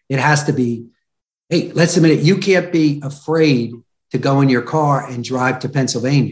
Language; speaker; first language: English; native; English